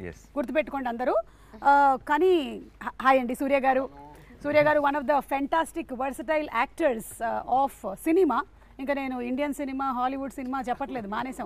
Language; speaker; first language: Telugu; native; Telugu